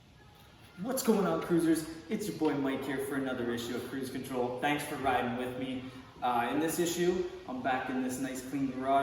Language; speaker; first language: English; native; English